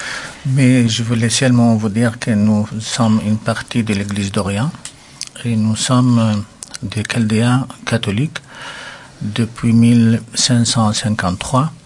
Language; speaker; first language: French; non-native, local second language; Arabic